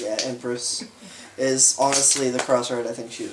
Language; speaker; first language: English; native; English